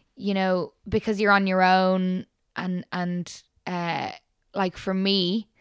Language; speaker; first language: English; native; English